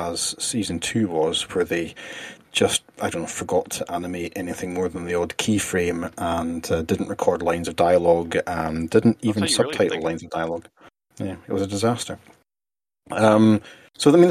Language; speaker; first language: English; native; English